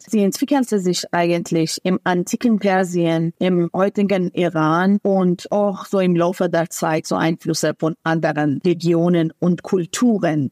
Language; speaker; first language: German; non-native, fluent; Persian